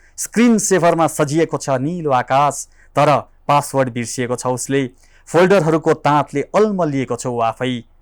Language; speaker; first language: Nepali; native; Nepali